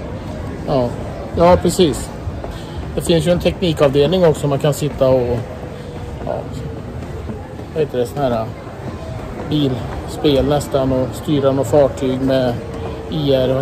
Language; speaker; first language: Swedish; native; Swedish